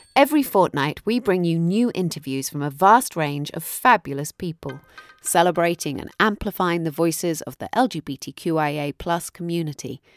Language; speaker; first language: English; native; English